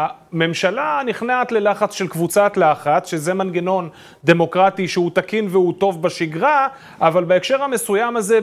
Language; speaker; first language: Hebrew; native; Hebrew